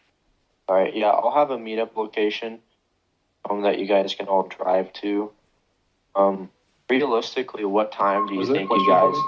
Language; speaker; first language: English; native; English